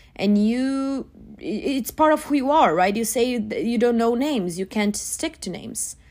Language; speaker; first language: English; non-native, fluent; Portuguese